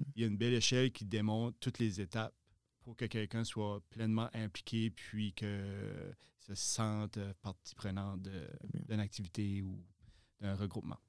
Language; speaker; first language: French; native; French